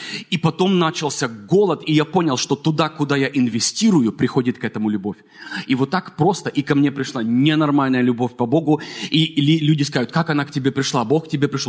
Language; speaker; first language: Russian; native; Russian